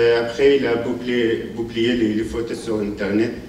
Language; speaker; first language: French; non-native, learner; Arabic